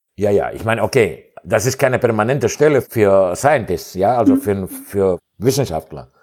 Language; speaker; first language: German; non-native, fluent; Greek